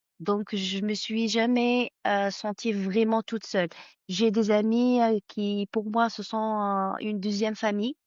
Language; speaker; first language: French; non-native, local second language; Arabic